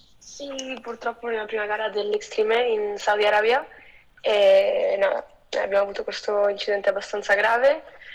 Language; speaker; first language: Italian; non-native, fluent; Spanish